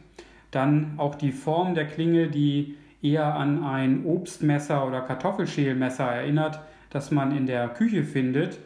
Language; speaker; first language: German; native; German